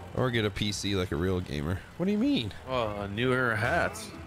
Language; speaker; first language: English; native; English